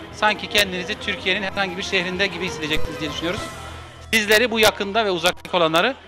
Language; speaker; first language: Turkish; native; Turkish